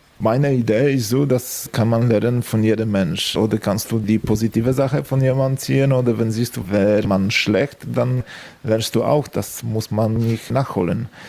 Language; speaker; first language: German; non-native, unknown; Polish